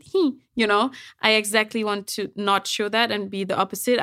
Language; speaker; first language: English; non-native, fluent; German